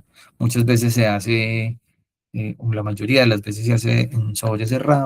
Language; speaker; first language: Spanish; native; Spanish